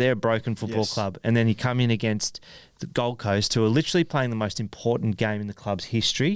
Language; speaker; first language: English; native; English